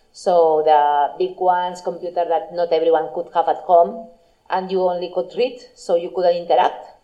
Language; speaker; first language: English; non-native, fluent; Spanish